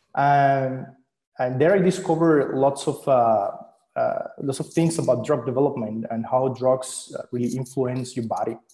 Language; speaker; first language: English; non-native, fluent; Spanish